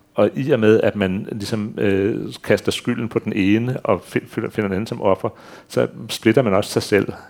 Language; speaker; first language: Danish; native; Danish